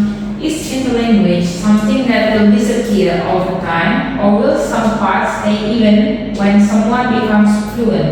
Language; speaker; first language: English; non-native, learner; Indonesian